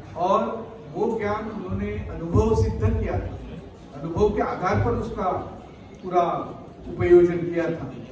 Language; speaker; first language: Hindi; non-native, local second language; Marathi